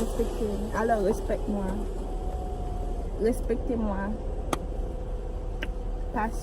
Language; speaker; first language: French; non-native, learner; Haitian Creole